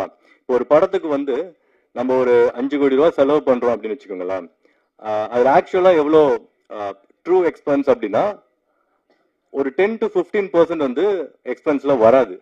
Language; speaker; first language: Tamil; native; Tamil